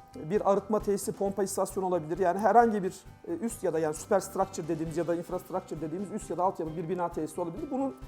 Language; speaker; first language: Turkish; native; Turkish